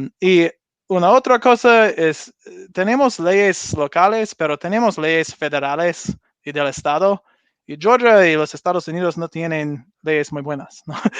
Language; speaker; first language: Spanish; non-native, learner; English